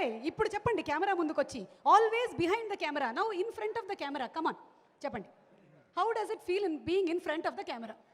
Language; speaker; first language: Telugu; native; Telugu